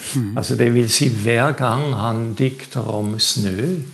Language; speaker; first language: Norwegian; non-native, fluent; German